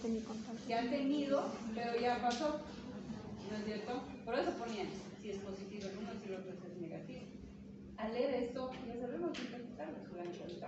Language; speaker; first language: Spanish; native; Spanish